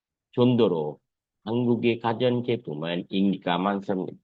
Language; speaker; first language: Korean; non-native, fluent; Sinhala